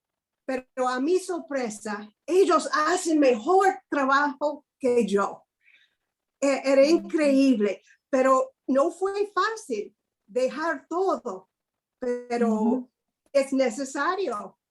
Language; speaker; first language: Spanish; non-native, fluent; English